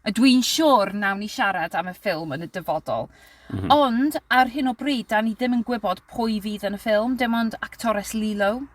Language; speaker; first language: Welsh; non-native, learner; English